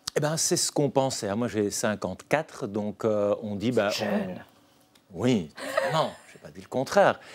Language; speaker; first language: French; native; French